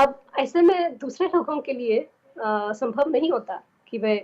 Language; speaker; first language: Hindi; non-native, fluent; Armenian